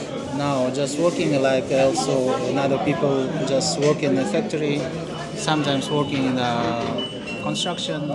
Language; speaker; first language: English; non-native, learner; Russian